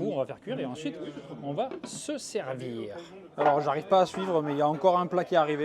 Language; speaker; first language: French; native; French